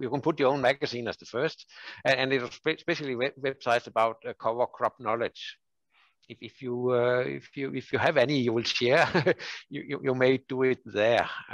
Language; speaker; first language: English; non-native, fluent; Danish